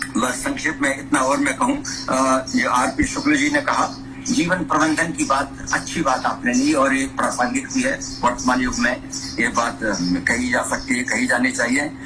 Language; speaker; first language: Hindi; native; Hindi